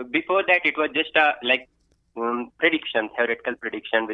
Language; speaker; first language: English; non-native, local second language; Hindi